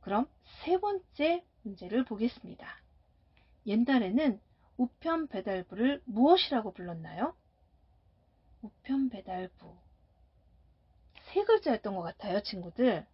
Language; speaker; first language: Korean; native; Korean